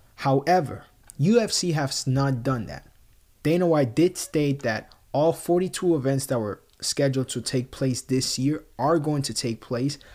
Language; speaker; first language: English; non-native, local second language; Spanish